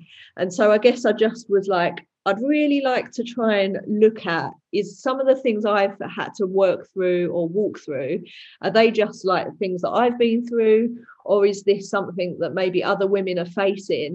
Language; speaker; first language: English; native; English